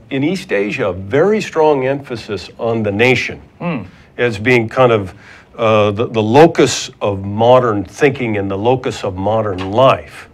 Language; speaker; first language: English; native; English